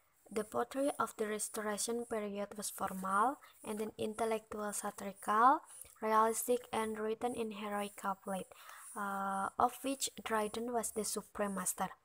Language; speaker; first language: English; non-native, learner; Indonesian